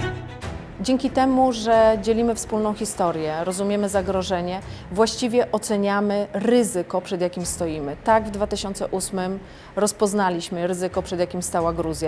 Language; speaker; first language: Polish; native; Polish